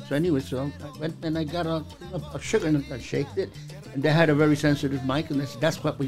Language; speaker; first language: English; early bilingual, other home language; Spanish